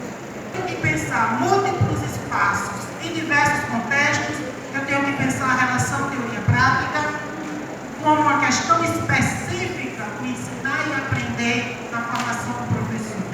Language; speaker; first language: Portuguese; native; Portuguese